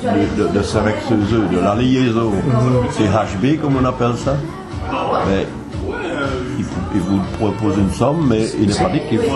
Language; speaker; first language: French; native; French